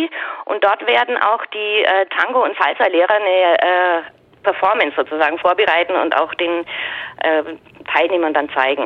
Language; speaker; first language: German; native; German